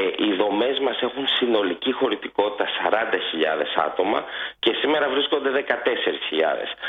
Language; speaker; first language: Greek; native; Greek